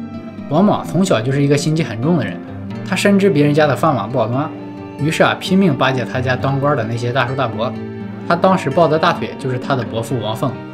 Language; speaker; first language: Chinese; native; Chinese